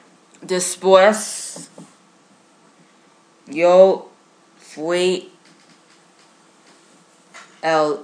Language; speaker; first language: Spanish; non-native, learner; English